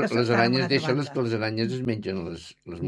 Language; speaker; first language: Catalan; native; Catalan